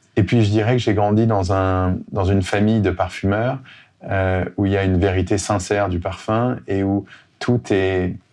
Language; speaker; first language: French; native; French